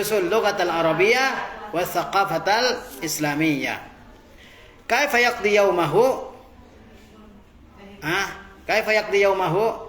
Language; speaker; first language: Arabic; non-native, fluent; Indonesian